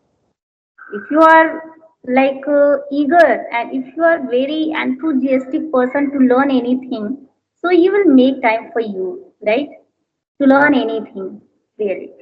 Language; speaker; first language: English; non-native, learner; Hindi